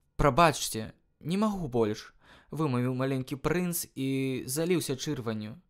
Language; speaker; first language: Belarusian; native; Belarusian